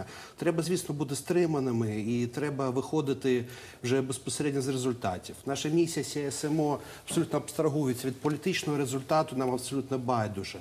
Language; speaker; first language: Ukrainian; native; Ukrainian